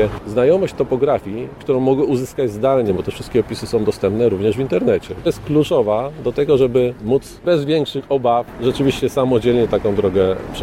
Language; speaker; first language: Polish; native; Polish